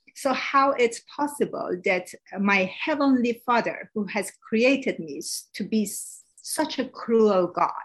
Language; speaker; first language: English; non-native, fluent; Persian